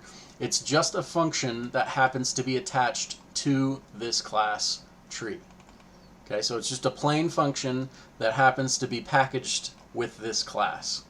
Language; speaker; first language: English; native; English